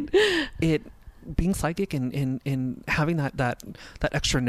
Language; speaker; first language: English; native; English